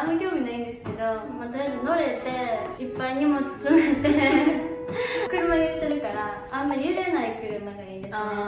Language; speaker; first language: Japanese; native; Japanese